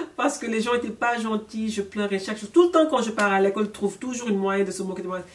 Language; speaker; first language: French; non-native, local second language; Wolof